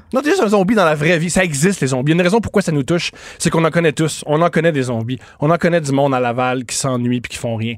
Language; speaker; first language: French; native; French